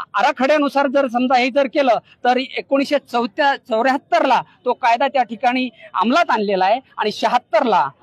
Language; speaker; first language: Marathi; non-native, local second language; Lambadi